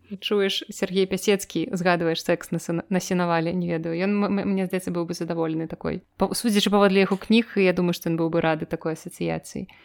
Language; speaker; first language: Belarusian; non-native, local second language; Russian